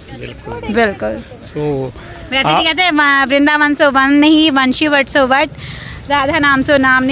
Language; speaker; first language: Hindi; non-native, local second language; Punjabi